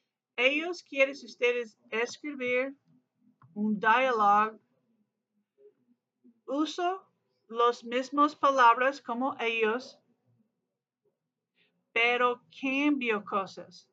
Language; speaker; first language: Spanish; non-native, learner; English